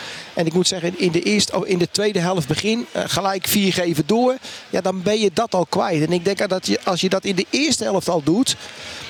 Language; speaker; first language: Dutch; native; Dutch